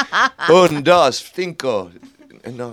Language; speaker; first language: Spanish; non-native, learner; English